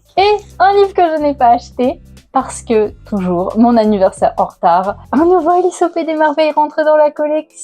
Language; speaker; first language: French; native; French